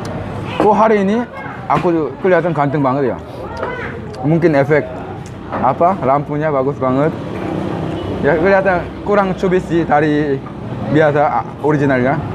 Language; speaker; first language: Indonesian; non-native, fluent; Korean